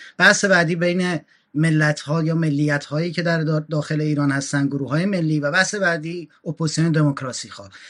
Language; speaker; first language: Persian; non-native, local second language; Kurdish